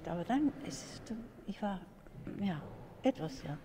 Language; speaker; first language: German; non-native, learner; Spanish